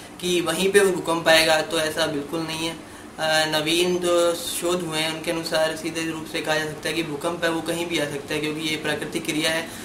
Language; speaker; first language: Hindi; native; Hindi